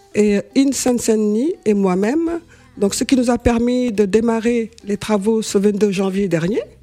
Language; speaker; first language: French; non-native, local second language; Wolof